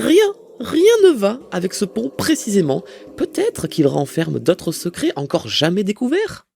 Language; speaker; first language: French; native; French